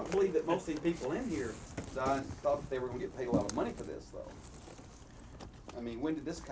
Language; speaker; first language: English; native; English